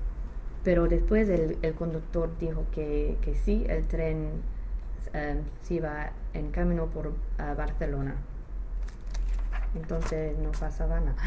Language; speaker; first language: Spanish; non-native, learner; English